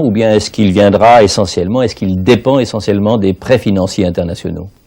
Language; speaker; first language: French; native; French